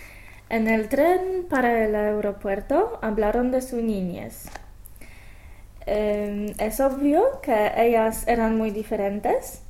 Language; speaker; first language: Spanish; non-native, fluent; English